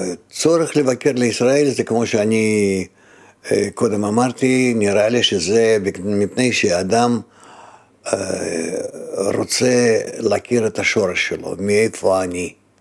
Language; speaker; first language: Hebrew; non-native, fluent; Russian